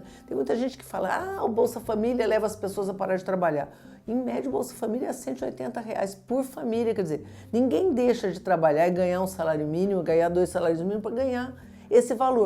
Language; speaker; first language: Portuguese; native; Portuguese